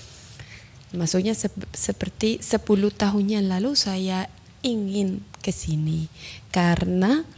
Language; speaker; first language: Indonesian; non-native, learner; Spanish